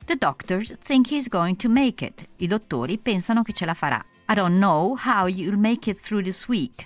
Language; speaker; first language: English; non-native, fluent; Italian